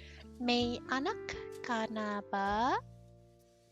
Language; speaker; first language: Filipino; non-native, learner; English